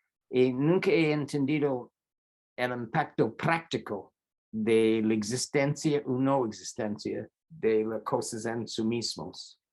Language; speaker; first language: Spanish; non-native, fluent; English